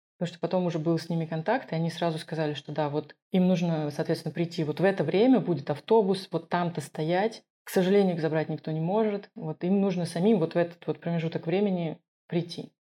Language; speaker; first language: Russian; non-native, local second language; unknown